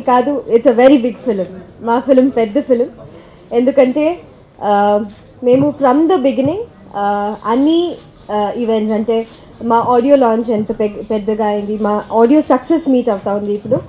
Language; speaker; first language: Telugu; non-native, fluent; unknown